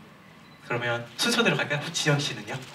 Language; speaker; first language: Korean; non-native, fluent; Thai